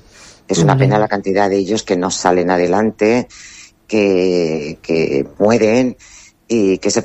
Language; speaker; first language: Spanish; native; Spanish